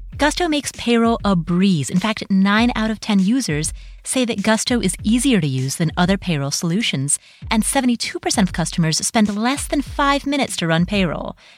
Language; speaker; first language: English; native; English